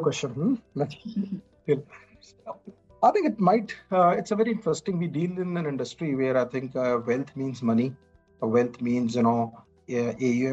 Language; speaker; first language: English; non-native, local second language; Punjabi